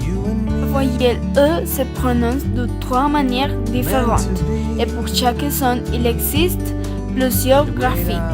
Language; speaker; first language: French; non-native, learner; Spanish